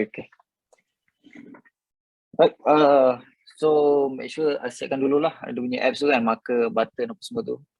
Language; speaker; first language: Malay; native; Malay